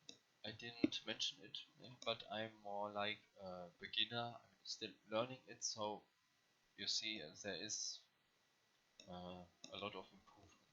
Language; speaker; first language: English; non-native, learner; German